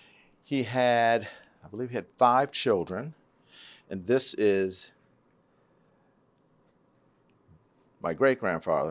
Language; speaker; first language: English; native; English